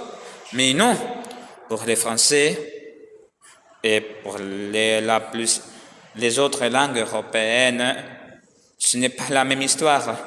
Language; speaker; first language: French; non-native, learner; Spanish